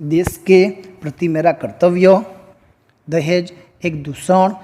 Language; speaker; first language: Hindi; non-native, local second language; Gujarati